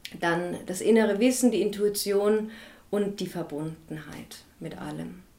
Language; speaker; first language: German; native; German